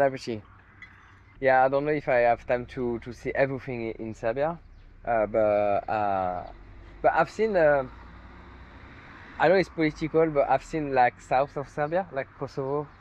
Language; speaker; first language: English; non-native, fluent; French